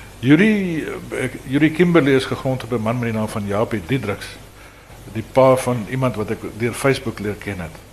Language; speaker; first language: Afrikaans; native; Afrikaans